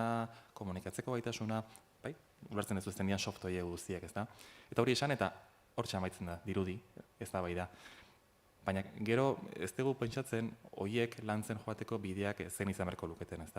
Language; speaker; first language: Basque; native; Basque